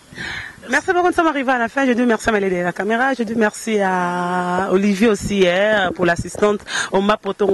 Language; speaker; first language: French; non-native, local second language; Lingala